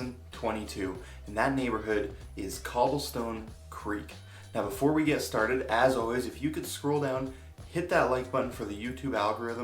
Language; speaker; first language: English; native; English